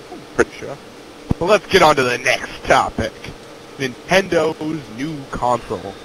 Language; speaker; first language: English; native; English